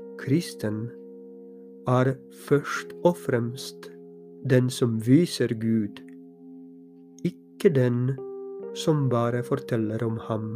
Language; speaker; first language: Norwegian; non-native, fluent; Polish